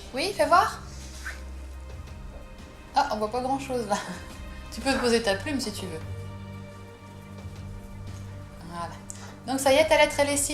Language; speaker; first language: French; native; French